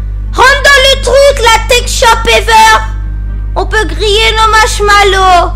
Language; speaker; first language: French; native; French